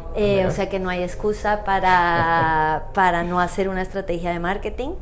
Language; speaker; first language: Spanish; native; Spanish